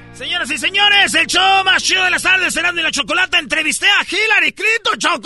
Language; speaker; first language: Spanish; native; Spanish